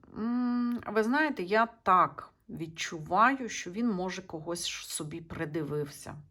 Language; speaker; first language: Ukrainian; non-native, local second language; Russian